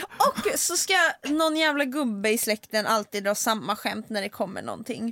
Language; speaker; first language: Swedish; early bilingual, other home language; Finnish